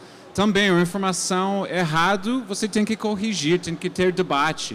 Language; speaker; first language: Portuguese; non-native, fluent; English